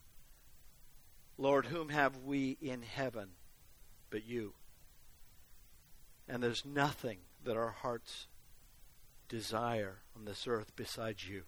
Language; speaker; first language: English; native; English